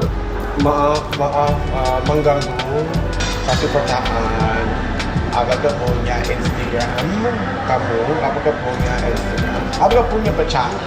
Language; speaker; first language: Indonesian; non-native, learner; English